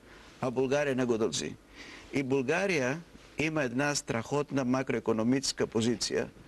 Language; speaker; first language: Bulgarian; non-native, fluent; Greek